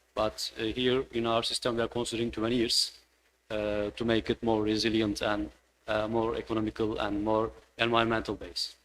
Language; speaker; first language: English; non-native, fluent; Turkish